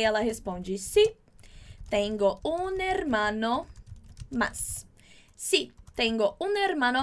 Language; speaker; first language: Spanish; non-native, fluent; Portuguese